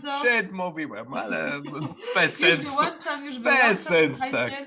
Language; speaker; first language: Polish; non-native, learner; English